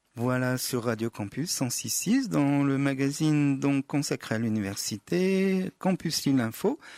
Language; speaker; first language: French; native; French